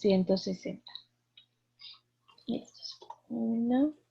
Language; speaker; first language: Spanish; native; Spanish